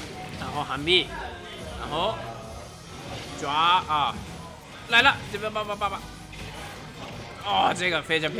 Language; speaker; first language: Chinese; non-native, fluent; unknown